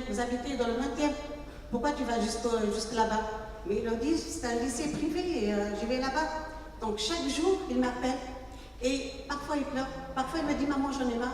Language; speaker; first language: French; non-native, local second language; Arabic